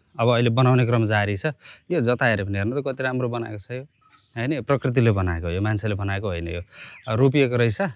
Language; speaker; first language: Nepali; native; Nepali